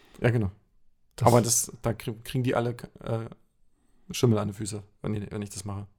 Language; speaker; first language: German; native; German